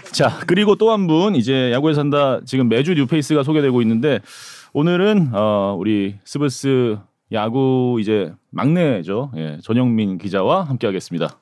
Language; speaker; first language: Korean; native; Korean